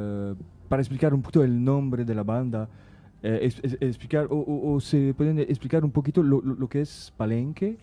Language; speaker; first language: Spanish; non-native, learner; French